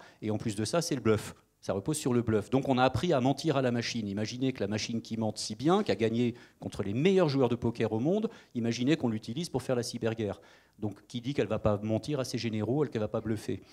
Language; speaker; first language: French; native; French